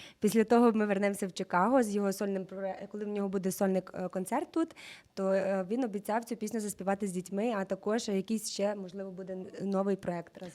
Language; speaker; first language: Ukrainian; native; Ukrainian